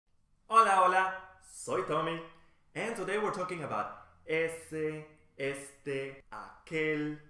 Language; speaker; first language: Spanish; non-native, fluent; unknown